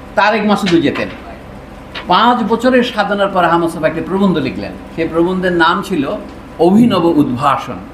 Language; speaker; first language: Bangla; non-native, local second language; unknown